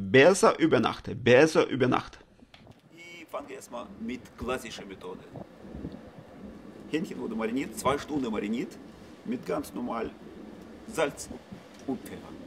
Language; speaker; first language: German; non-native, learner; Russian